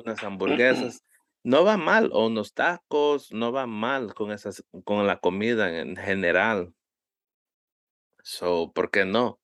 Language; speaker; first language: Spanish; early bilingual, heritage; Spanish